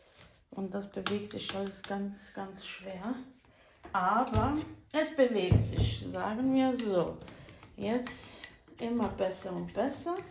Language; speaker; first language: German; non-native, fluent; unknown